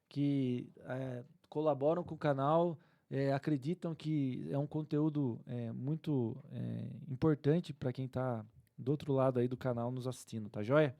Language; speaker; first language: Portuguese; native; Portuguese